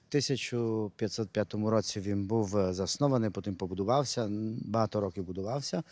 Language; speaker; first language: Ukrainian; non-native, local second language; Hungarian